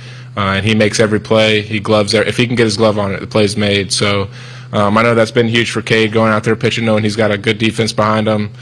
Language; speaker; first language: English; native; English